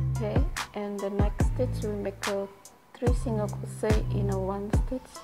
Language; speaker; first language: English; non-native, learner; Indonesian